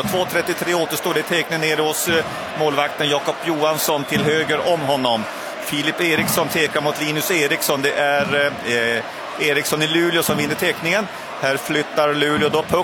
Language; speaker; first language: Swedish; native; Swedish